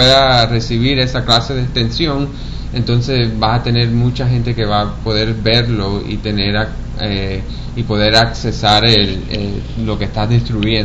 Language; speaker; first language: Spanish; early bilingual, heritage; Spanish